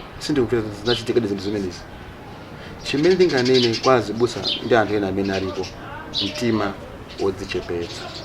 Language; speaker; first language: Nyanja; non-native, local second language; Tumbuka